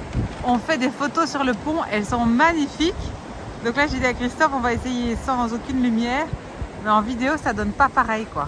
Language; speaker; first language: French; native; French